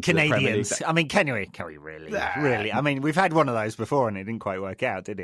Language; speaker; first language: English; native; English